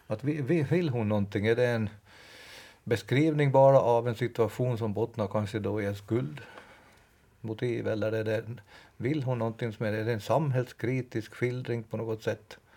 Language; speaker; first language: Swedish; native; Swedish